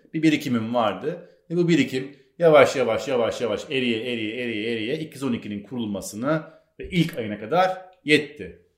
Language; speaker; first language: Turkish; native; Turkish